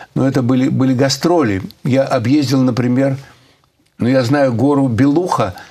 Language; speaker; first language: Russian; native; Russian